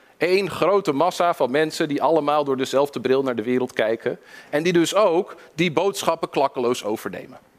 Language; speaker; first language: Dutch; early bilingual, other home language; English